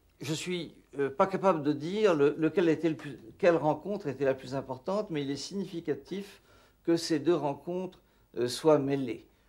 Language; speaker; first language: French; native; French